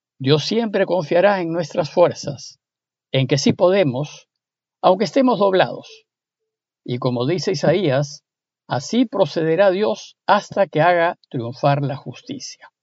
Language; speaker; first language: Spanish; native; Spanish